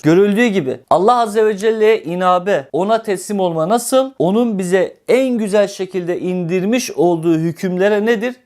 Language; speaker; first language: Turkish; native; Turkish